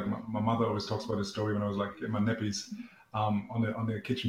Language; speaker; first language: English; non-native, fluent; German